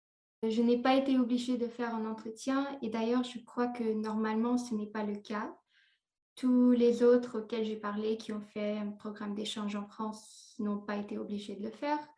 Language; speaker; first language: French; non-native, fluent; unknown